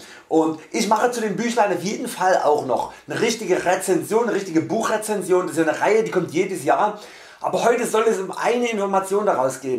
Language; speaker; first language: German; native; German